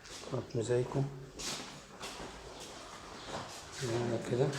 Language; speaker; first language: Arabic; native; Arabic